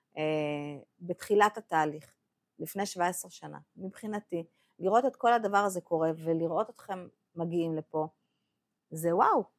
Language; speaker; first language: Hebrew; native; Hebrew